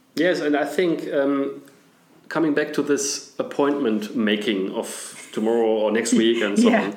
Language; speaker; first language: English; non-native, fluent; German